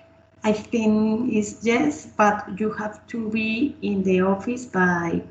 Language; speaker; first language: English; non-native, learner; Spanish